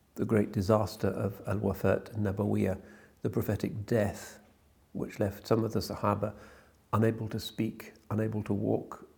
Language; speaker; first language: English; native; English